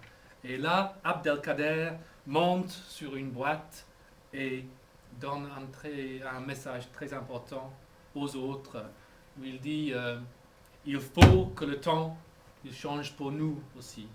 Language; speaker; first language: French; non-native, fluent; English